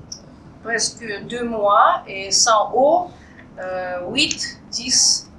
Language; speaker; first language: French; non-native, fluent; Russian